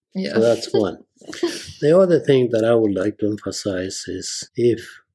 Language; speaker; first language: English; non-native, fluent; Spanish